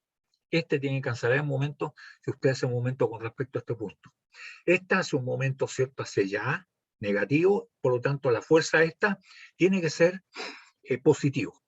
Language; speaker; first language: Spanish; native; Spanish